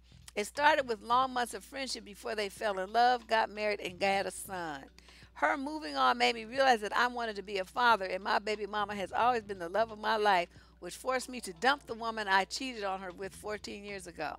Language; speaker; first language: English; native; English